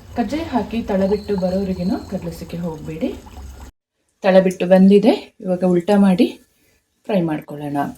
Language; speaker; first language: Kannada; native; Kannada